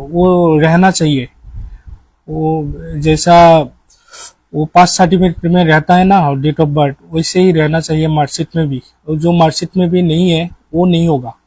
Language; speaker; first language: Hindi; non-native, local second language; Assamese